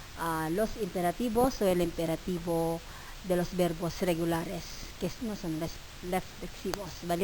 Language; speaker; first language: Spanish; non-native, fluent; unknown